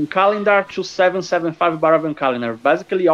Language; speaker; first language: English; non-native, fluent; Portuguese